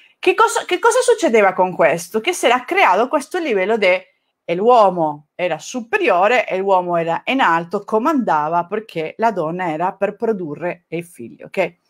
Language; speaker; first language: Italian; non-native, fluent; Spanish